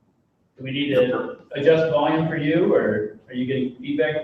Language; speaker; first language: English; native; English